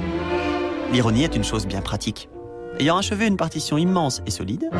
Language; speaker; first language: French; native; French